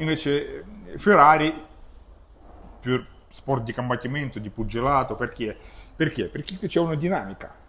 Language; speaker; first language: Italian; non-native, fluent; Russian